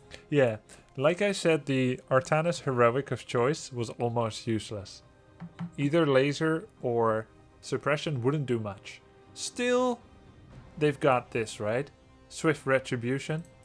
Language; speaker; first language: English; non-native, fluent; Dutch